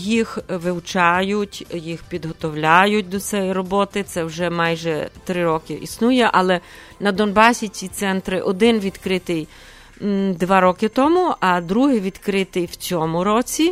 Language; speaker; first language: Ukrainian; early bilingual, heritage; Ukrainian